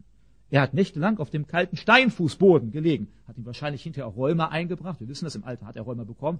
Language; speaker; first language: German; native; German